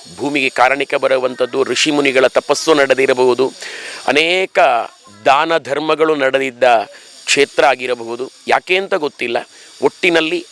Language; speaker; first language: Kannada; native; Kannada